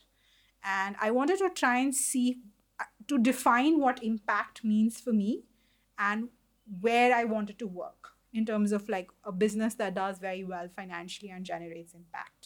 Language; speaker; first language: English; non-native, local second language; Hindi